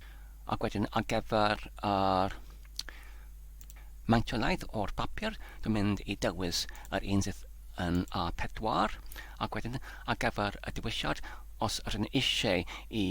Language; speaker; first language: Welsh; non-native, fluent; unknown